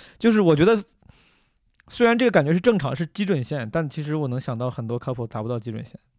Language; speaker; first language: Chinese; native; Chinese